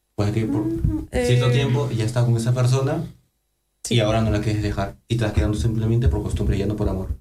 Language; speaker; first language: Spanish; native; Spanish